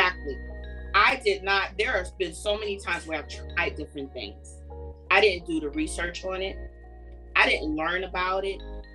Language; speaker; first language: English; native; English